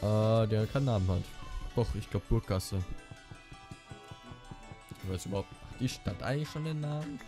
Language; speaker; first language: German; native; German